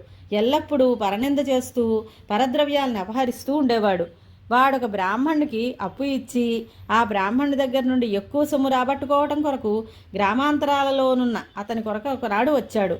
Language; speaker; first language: Telugu; native; Telugu